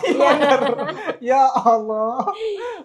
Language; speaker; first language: Indonesian; native; Indonesian